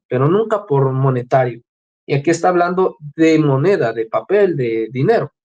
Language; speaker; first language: Spanish; native; Spanish